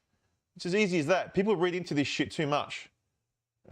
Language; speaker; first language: English; native; English